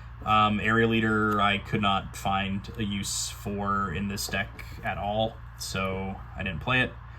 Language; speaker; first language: English; native; English